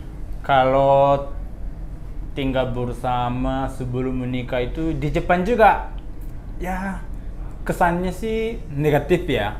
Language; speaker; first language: Indonesian; non-native, fluent; Japanese